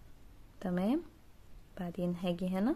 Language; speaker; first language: Arabic; native; Arabic